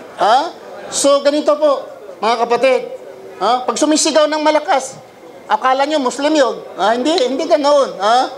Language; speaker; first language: Filipino; non-native, local second language; Cebuano